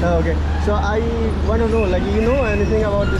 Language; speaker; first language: English; non-native, local second language; Hindi